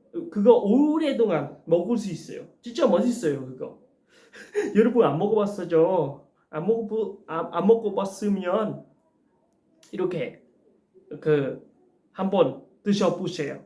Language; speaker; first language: Korean; non-native, learner; Khmer